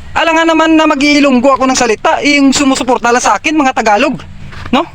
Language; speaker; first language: Filipino; non-native, local second language; Hiligaynon